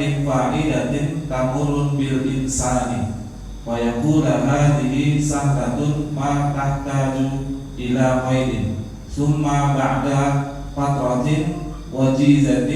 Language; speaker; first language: Arabic; non-native, learner; Indonesian